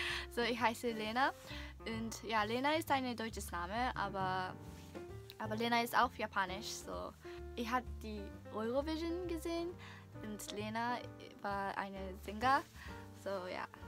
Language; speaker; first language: German; non-native, learner; Japanese